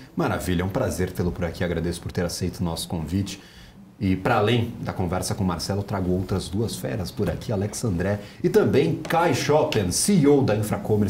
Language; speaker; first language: Portuguese; native; Portuguese